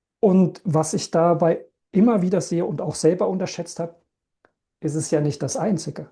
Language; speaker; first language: German; native; German